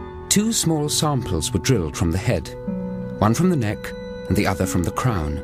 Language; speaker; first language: English; native; English